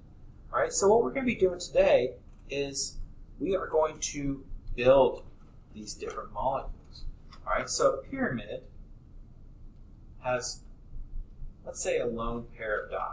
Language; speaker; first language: English; native; English